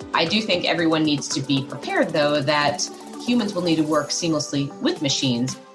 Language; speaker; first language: English; native; English